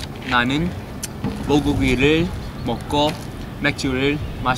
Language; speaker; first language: Korean; non-native, learner; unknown